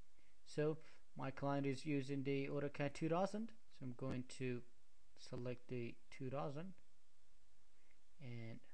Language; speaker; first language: English; non-native, fluent; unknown